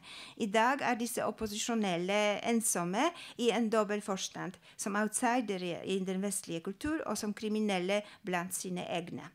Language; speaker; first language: Norwegian; non-native, fluent; Polish